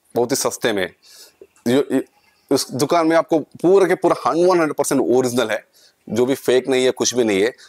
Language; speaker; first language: Hindi; non-native, local second language; Kannada